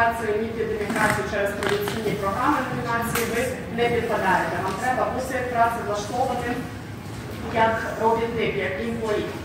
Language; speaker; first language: Ukrainian; native; Ukrainian